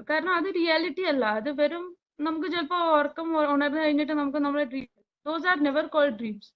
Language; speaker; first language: Malayalam; early bilingual, heritage; Malayalam